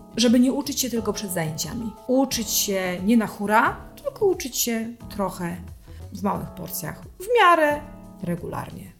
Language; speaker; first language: Polish; native; Polish